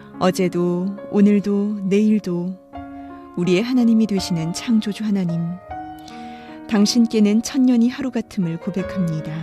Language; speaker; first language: Korean; native; Korean